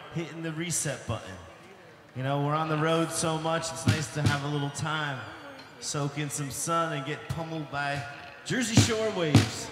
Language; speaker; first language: English; native; English